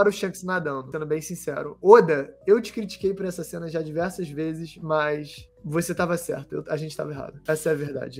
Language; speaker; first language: Portuguese; native; Portuguese